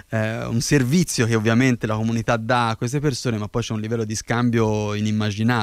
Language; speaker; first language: Italian; native; Italian